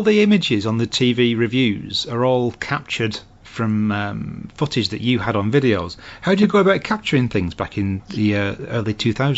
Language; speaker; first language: English; native; English